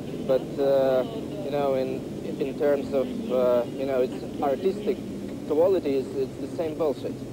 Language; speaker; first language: English; non-native, fluent; Russian